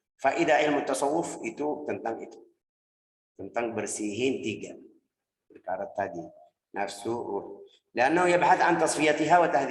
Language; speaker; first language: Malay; non-native, fluent; Arabic